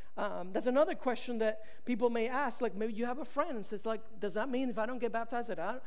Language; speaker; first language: English; early bilingual, other home language; Spanish